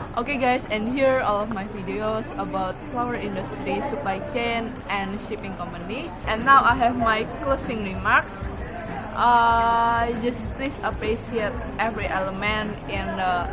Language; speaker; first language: English; non-native, learner; Indonesian